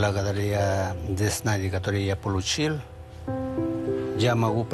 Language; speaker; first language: Russian; non-native, learner; Spanish